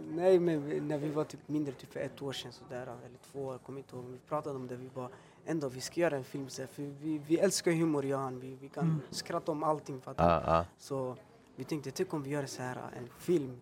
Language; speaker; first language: Swedish; early bilingual, other home language; Albanian